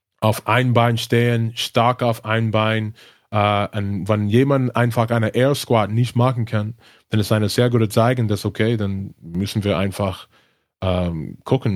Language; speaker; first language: German; non-native, learner; English